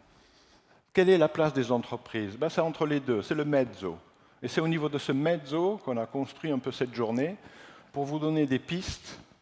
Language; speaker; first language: French; native; French